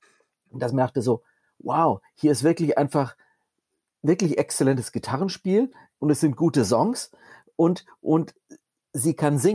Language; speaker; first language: German; native; German